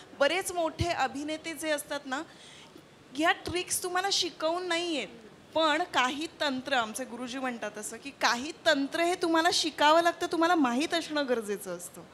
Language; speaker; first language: Marathi; native; Marathi